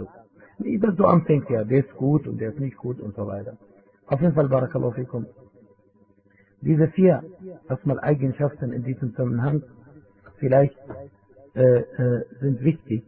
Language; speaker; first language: German; non-native, fluent; Arabic